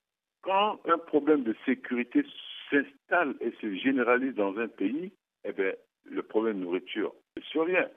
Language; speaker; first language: French; non-native, local second language; Sango